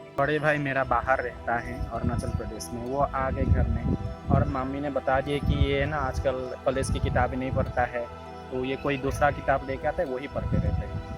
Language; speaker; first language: Hindi; non-native, local second language; Assamese